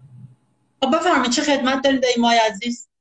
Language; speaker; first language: Persian; native; Persian